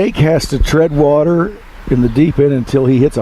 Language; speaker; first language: English; native; English